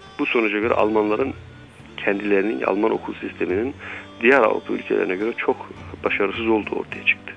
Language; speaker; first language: Turkish; native; Turkish